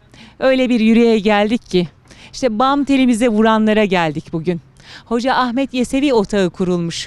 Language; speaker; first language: Turkish; native; Turkish